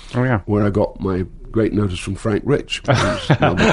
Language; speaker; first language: English; native; English